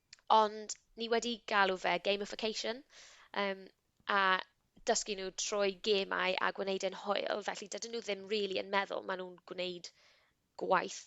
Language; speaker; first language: Welsh; non-native, local second language; English